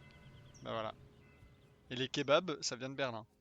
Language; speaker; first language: French; native; French